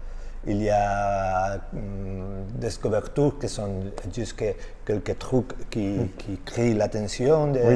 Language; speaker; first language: French; non-native, learner; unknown